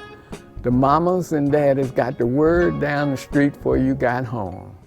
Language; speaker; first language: English; native; English